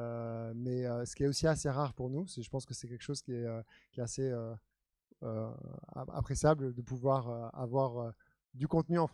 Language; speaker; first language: French; native; French